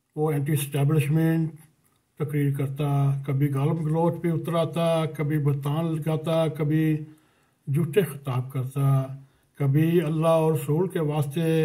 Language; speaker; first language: Urdu; native; Urdu